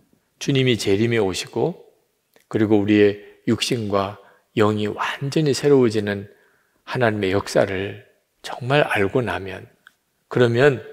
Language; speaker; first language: Korean; native; Korean